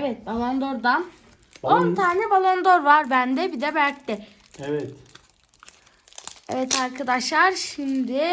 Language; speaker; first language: Turkish; native; Turkish